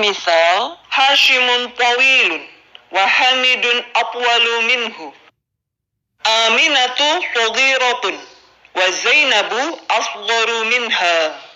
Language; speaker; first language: Arabic; non-native, fluent; Indonesian